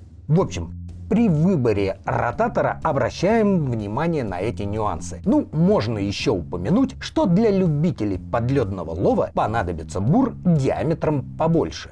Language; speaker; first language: Russian; native; Russian